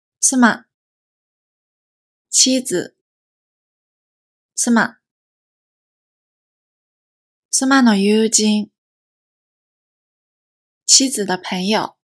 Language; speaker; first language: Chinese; native; Chinese